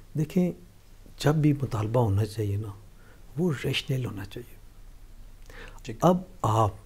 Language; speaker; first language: Urdu; non-native, local second language; Punjabi